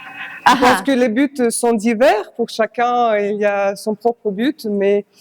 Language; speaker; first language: French; non-native, fluent; Russian